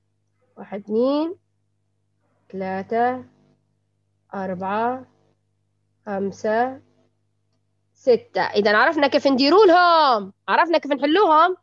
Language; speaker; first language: Arabic; native; Arabic